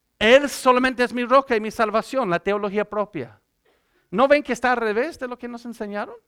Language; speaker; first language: Spanish; non-native, fluent; English